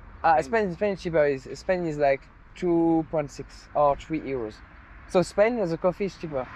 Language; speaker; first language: English; non-native, fluent; French